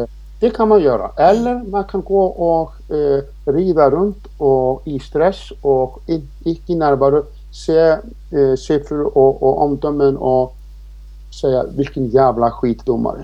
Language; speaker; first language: Swedish; non-native, fluent; Icelandic